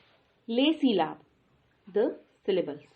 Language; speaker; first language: French; non-native, fluent; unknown